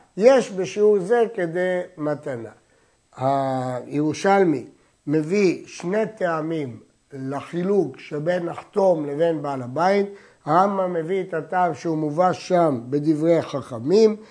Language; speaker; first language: Hebrew; native; Hebrew